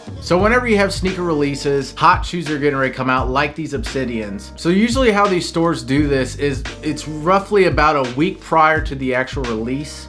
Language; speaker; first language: English; native; English